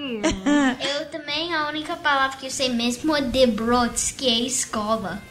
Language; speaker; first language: Portuguese; early bilingual, heritage; Portuguese